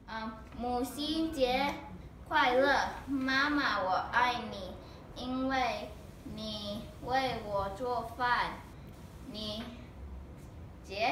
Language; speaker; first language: Chinese; non-native, learner; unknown